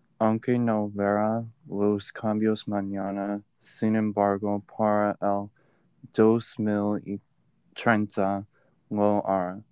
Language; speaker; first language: Spanish; non-native, learner; English